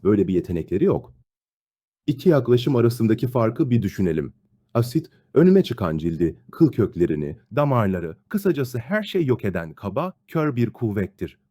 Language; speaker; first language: Turkish; native; Turkish